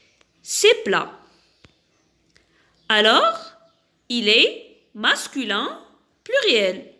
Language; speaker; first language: French; non-native, local second language; Arabic